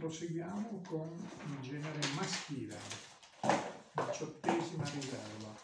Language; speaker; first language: Italian; native; Italian